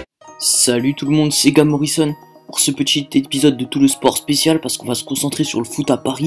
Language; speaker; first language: French; native; French